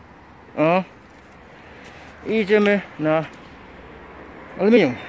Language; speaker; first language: Polish; native; Polish